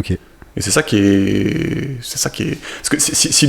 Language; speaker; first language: French; native; French